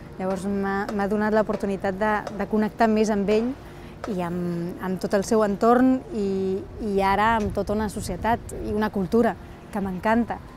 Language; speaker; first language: Catalan; non-native, local second language; Spanish